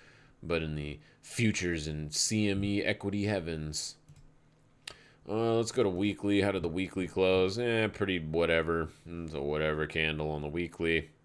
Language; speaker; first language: English; native; English